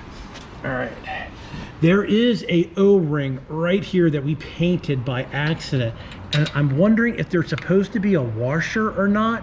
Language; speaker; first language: English; native; English